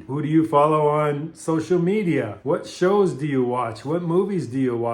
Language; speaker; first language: English; native; English